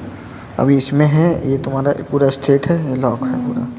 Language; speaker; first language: Hindi; native; Hindi